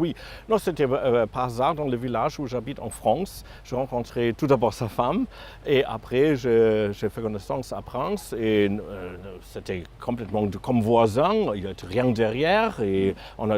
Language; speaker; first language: French; non-native, fluent; German